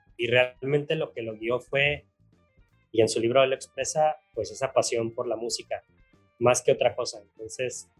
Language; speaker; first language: Spanish; native; Spanish